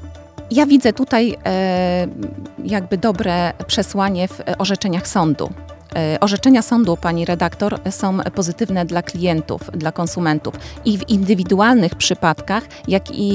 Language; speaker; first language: Polish; native; Polish